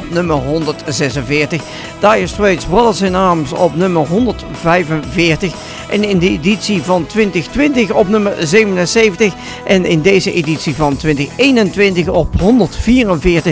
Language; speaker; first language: Dutch; native; Dutch